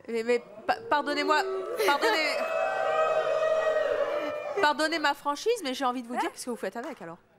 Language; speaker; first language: French; native; French